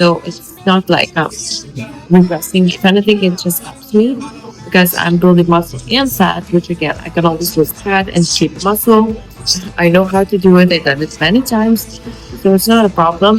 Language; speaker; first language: English; non-native, fluent; Lithuanian